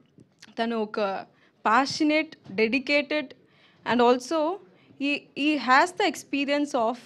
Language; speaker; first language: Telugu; non-native, local second language; Tamil